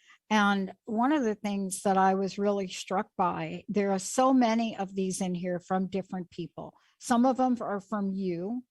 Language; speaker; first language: English; native; English